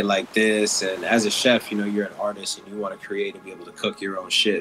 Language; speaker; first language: English; native; English